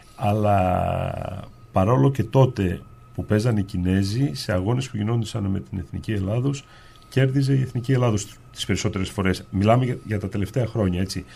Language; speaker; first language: Greek; native; Greek